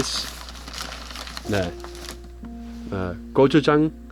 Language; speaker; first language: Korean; non-native, learner; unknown